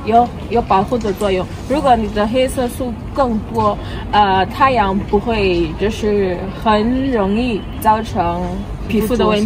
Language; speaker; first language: Chinese; non-native, fluent; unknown